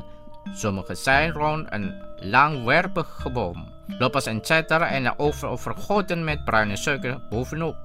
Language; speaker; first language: Dutch; non-native, fluent; Indonesian